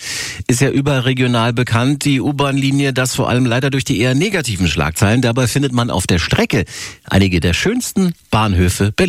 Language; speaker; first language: German; native; German